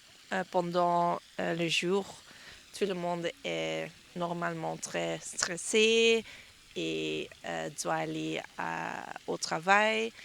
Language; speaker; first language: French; non-native, learner; English